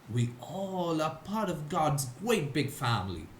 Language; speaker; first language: English; non-native, local second language; Malayalam